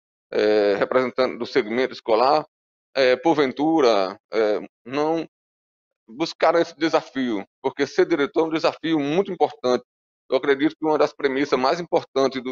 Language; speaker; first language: Portuguese; native; Portuguese